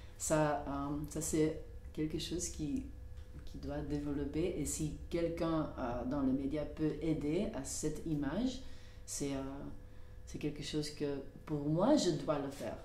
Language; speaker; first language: French; non-native, local second language; Dutch